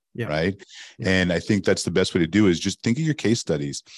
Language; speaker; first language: English; native; English